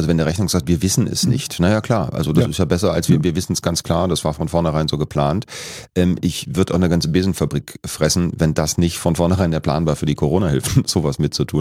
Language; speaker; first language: German; native; German